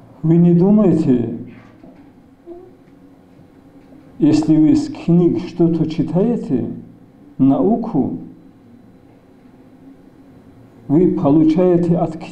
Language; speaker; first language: Russian; non-native, local second language; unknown